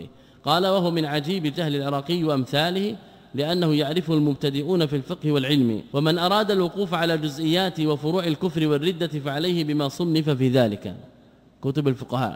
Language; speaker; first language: Arabic; native; Arabic